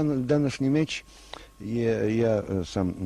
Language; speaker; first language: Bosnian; non-native, learner; Russian